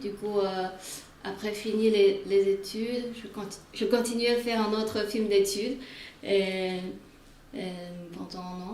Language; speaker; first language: French; non-native, fluent; Chinese